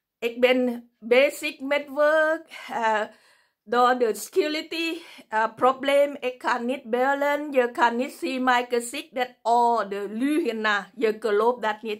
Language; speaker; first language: Dutch; non-native, learner; Thai